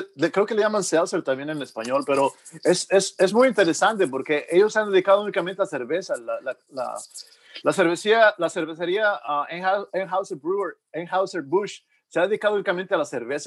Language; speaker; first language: Spanish; early bilingual, heritage; Spanish